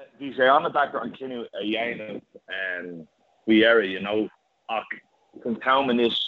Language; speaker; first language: Irish; non-native, local second language; English